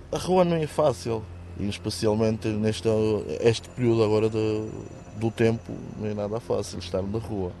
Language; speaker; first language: Portuguese; non-native, fluent; Romanian